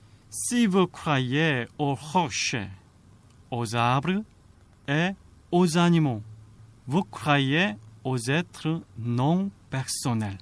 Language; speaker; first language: French; non-native, fluent; Korean